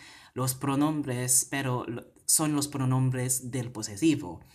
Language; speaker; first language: Spanish; non-native, fluent; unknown